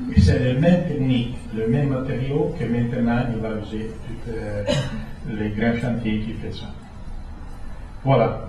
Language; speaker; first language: French; non-native, fluent; Italian